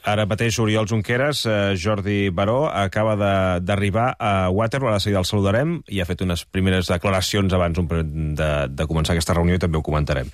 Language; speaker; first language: Catalan; native; Catalan